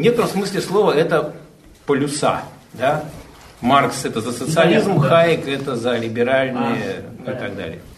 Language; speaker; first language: Russian; native; Russian